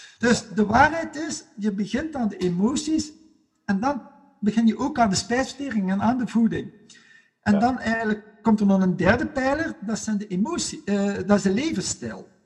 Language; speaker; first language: Dutch; native; Dutch